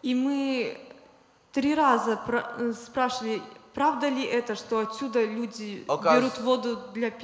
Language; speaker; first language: Polish; non-native, learner; Russian